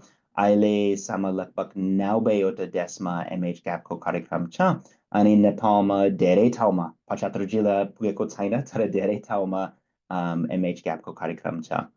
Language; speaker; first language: Nepali; non-native, fluent; English